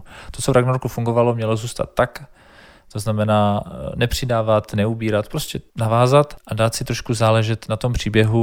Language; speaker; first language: Czech; native; Czech